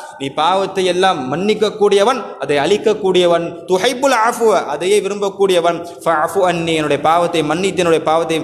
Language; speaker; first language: Tamil; native; Tamil